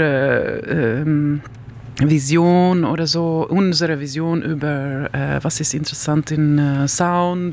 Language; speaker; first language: German; non-native, learner; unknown